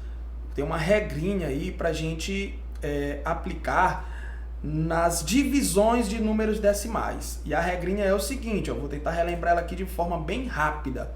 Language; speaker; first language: Portuguese; native; Portuguese